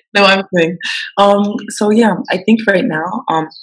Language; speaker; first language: English; non-native, fluent; French